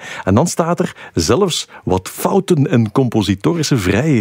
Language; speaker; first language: Dutch; native; Dutch